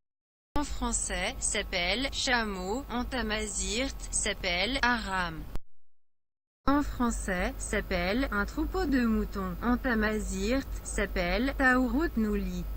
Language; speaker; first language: French; non-native, learner; Berber languages